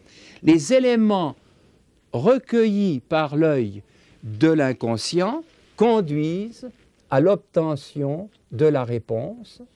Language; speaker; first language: French; native; French